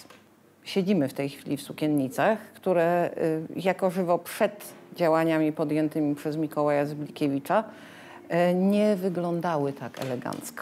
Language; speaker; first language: Polish; native; Polish